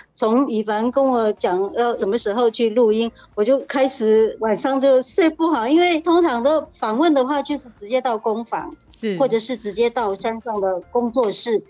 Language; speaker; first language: Chinese; native; Chinese